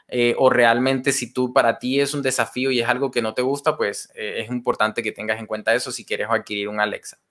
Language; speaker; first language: Spanish; native; Spanish